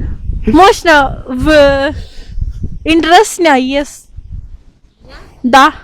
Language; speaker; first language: Russian; non-native, learner; Malayalam